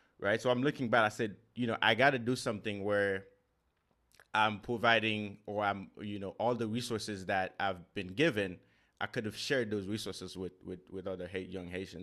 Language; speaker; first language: English; non-native, fluent; Haitian Creole